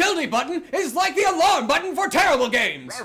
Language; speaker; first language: English; native; English